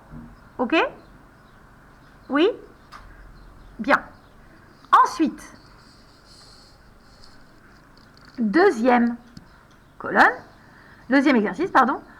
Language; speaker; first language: French; native; French